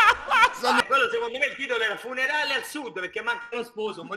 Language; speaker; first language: Italian; native; Italian